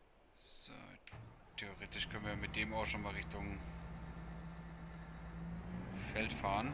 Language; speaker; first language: German; native; German